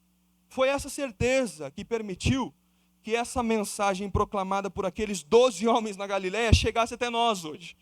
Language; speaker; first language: Portuguese; native; Portuguese